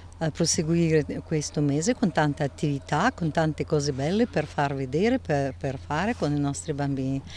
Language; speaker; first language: Italian; non-native, learner; Russian